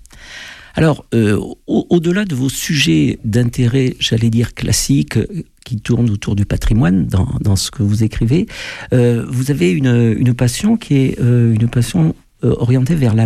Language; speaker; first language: French; native; French